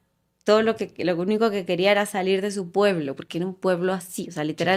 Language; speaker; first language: Spanish; native; Spanish